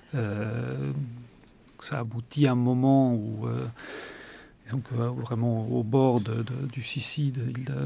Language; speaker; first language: French; early bilingual, other home language; Spanish